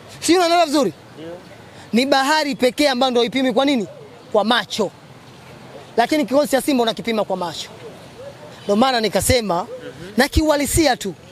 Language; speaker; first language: Swahili; native; Swahili